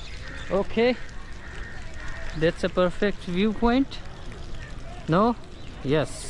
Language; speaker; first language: English; non-native, learner; Hindi